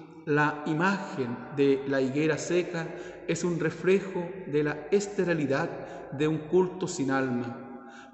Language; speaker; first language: Spanish; native; Spanish